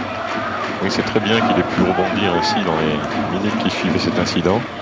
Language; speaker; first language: French; native; French